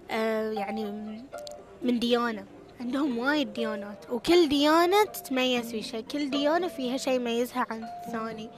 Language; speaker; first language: Arabic; native; Arabic